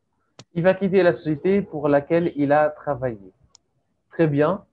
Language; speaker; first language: French; native; French